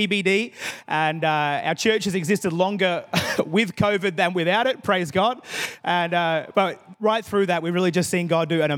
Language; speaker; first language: English; native; English